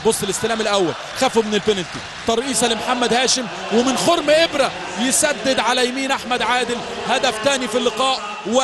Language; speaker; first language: Arabic; native; Arabic